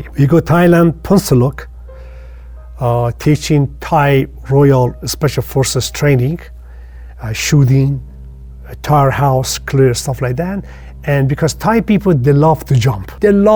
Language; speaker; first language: English; non-native, fluent; Persian